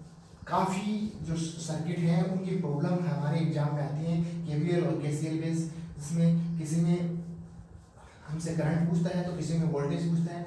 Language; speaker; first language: Hindi; native; Hindi